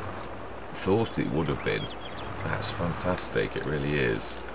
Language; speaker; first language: English; native; English